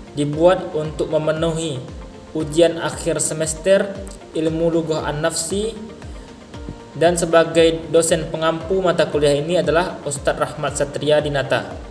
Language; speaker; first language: Indonesian; non-native, local second language; Minangkabau